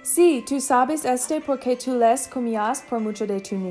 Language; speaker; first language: Spanish; non-native, learner; English